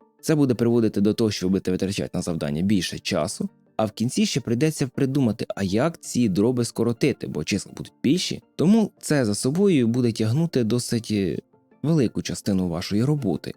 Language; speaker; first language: Ukrainian; native; Ukrainian